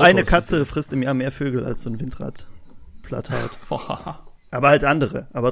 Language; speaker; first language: German; native; German